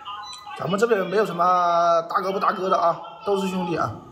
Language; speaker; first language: Chinese; native; Chinese